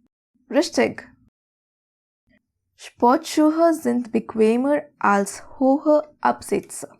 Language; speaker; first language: German; non-native, fluent; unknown